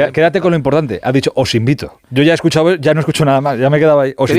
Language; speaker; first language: Spanish; native; Spanish